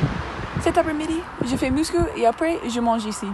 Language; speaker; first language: French; non-native, learner; English